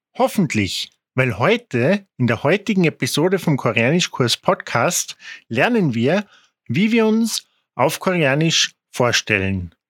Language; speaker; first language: German; native; German